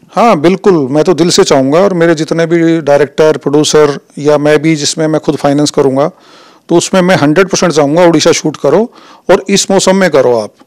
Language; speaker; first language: Hindi; native; Hindi